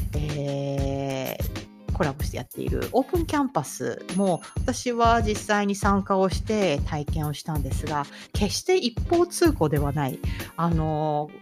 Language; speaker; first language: Japanese; native; Japanese